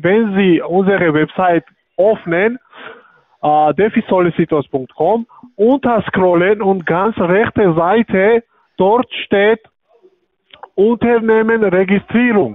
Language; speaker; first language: German; non-native, learner; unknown